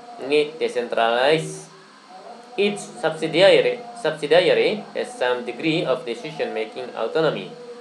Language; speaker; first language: English; non-native, fluent; Indonesian